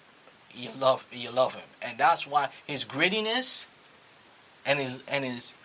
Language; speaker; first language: English; native; English